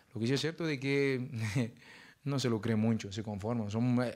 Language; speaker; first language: Spanish; non-native, fluent; Portuguese